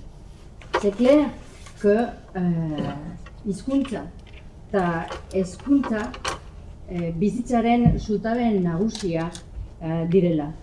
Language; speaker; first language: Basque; non-native, local second language; French